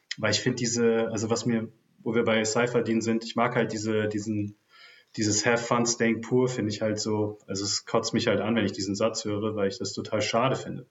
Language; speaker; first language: German; native; German